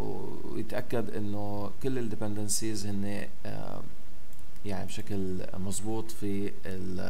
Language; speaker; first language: Arabic; native; Arabic